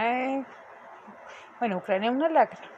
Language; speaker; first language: Portuguese; non-native, fluent; Spanish